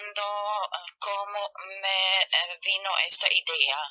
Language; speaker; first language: Spanish; non-native, fluent; German